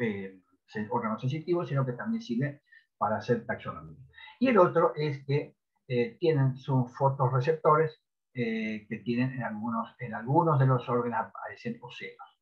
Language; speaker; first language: Spanish; native; Spanish